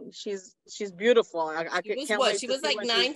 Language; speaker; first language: English; native; English